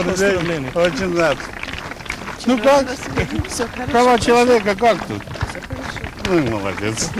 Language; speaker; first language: Russian; non-native, local second language; Turkmen